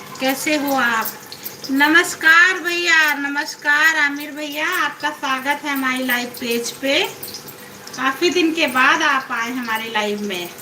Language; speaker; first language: Hindi; native; Hindi